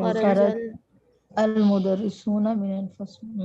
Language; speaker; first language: Arabic; non-native, learner; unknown